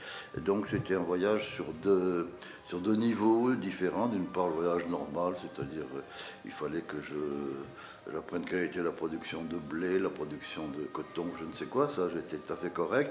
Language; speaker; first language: French; native; French